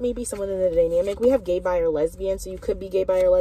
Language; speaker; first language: English; native; English